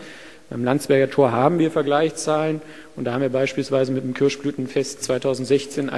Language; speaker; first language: German; native; German